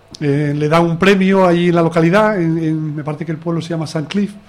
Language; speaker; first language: Spanish; native; Spanish